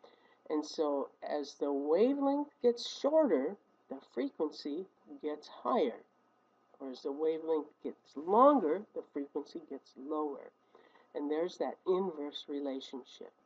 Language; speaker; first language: English; native; English